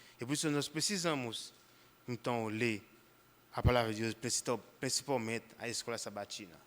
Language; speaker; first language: Portuguese; non-native, fluent; Haitian Creole